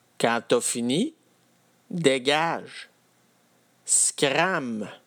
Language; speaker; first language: French; native; French